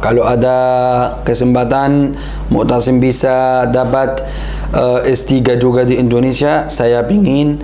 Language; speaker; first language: Indonesian; non-native, learner; Arabic